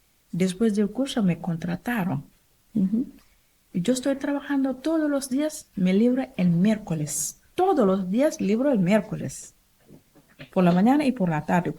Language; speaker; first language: Spanish; non-native, learner; Wolof